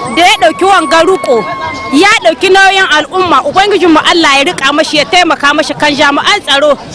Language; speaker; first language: Hausa; native; Hausa